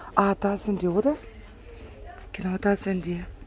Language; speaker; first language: German; non-native, fluent; Russian